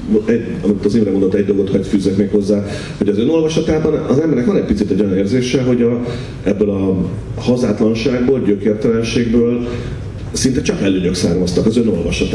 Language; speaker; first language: Hungarian; native; Hungarian